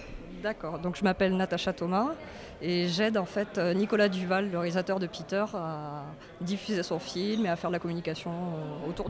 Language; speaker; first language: French; native; French